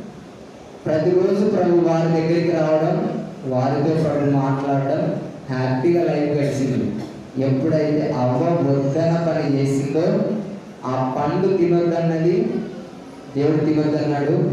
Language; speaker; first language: Telugu; native; Telugu